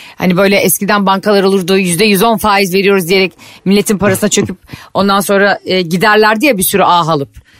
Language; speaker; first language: Turkish; native; Turkish